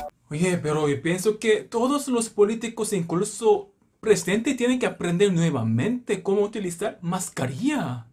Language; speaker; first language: Spanish; non-native, learner; Korean